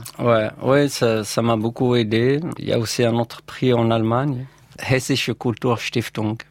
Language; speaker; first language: French; non-native, local second language; Kabyle